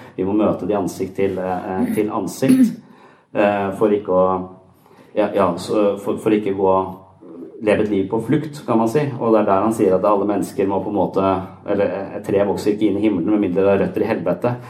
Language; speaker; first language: Norwegian; native; Norwegian